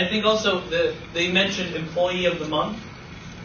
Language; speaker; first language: English; native; English